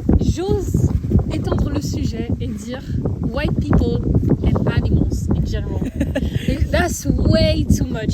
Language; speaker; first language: French; native; French